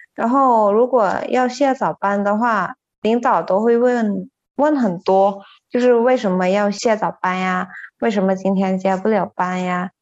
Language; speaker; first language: Chinese; non-native, fluent; Thai